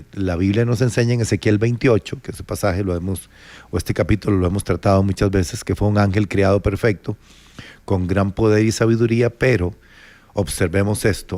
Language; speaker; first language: Spanish; native; Spanish